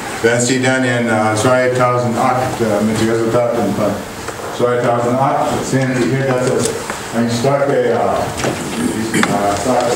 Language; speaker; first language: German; non-native, learner; English